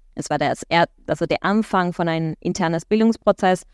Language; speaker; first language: German; non-native, fluent; Spanish